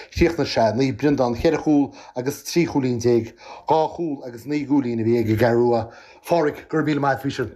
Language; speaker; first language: Irish; native; Irish